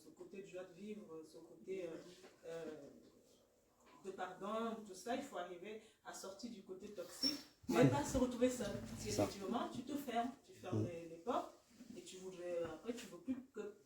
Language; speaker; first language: French; native; French